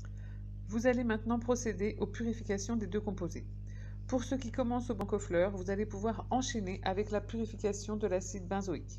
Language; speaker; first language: French; native; French